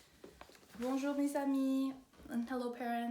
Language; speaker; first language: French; non-native, local second language; English